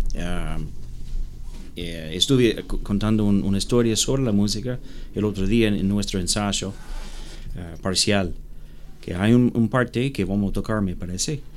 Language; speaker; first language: Spanish; non-native, learner; English